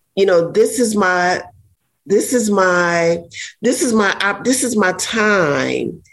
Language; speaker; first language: English; native; English